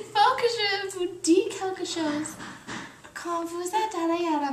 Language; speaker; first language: French; non-native, learner; English